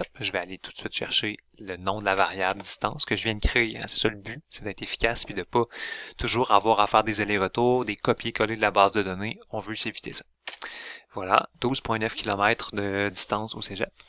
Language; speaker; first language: French; native; French